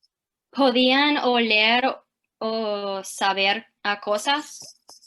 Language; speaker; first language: Spanish; early bilingual, heritage; English